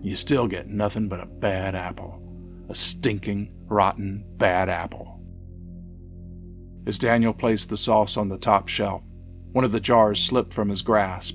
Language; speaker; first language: English; native; English